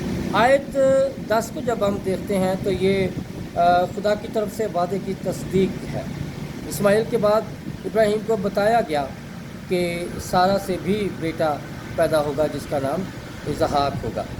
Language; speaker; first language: Urdu; native; Urdu